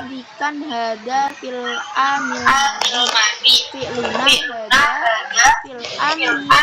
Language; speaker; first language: Arabic; non-native, learner; Indonesian